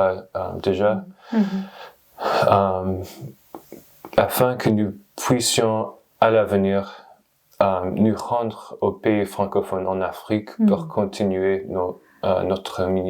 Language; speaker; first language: French; non-native, learner; English